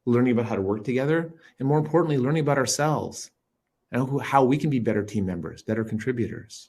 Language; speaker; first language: English; native; English